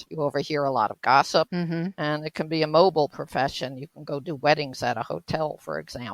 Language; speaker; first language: English; native; English